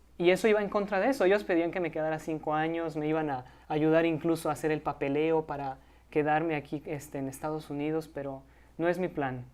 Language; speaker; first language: Spanish; native; Spanish